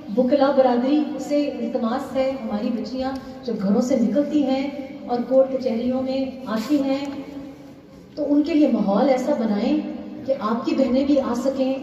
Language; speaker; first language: Urdu; non-native, local second language; Pashto